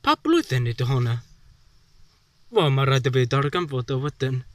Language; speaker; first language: Welsh; non-native, learner; English